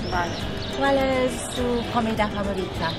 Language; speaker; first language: Spanish; non-native, learner; English